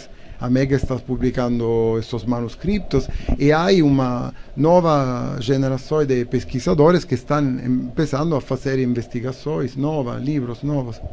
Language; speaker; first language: Portuguese; non-native, learner; Italian